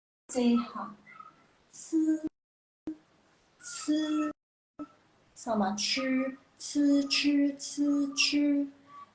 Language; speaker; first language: Chinese; non-native, fluent; Indonesian